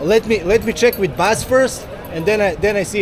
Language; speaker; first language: English; non-native, learner; Serbian